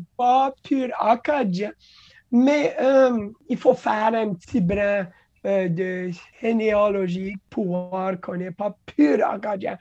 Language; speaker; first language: French; non-native, local second language; English